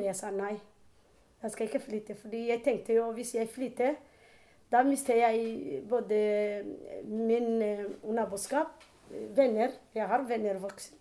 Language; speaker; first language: Norwegian; non-native, learner; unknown